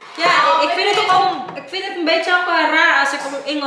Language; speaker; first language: Dutch; non-native, learner; Waray